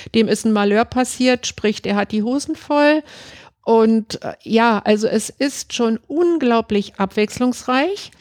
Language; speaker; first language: German; native; German